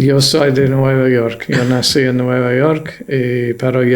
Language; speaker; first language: Spanish; non-native, fluent; English